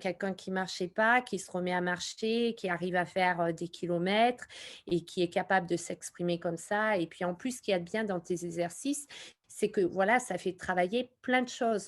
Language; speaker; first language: French; native; French